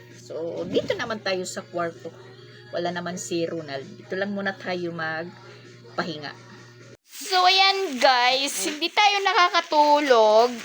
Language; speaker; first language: Filipino; non-native, local second language; Waray